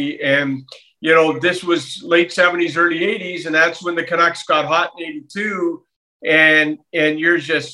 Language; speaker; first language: English; native; English